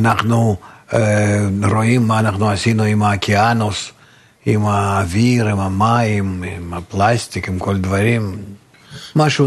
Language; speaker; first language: Hebrew; non-native, fluent; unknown